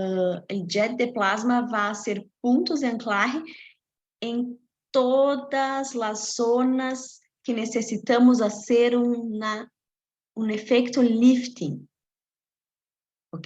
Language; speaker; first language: Spanish; non-native, fluent; Portuguese